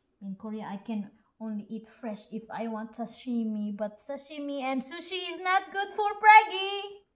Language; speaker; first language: English; non-native, local second language; Cebuano